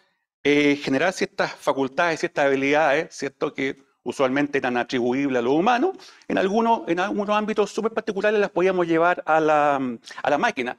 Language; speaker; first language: Spanish; native; Spanish